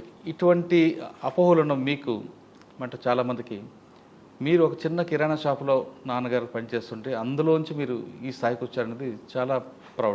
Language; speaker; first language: Telugu; native; Telugu